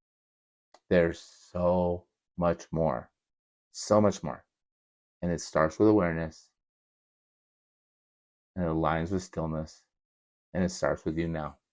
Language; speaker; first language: English; native; English